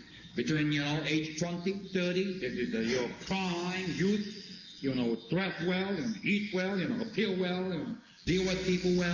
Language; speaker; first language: English; non-native, fluent; Korean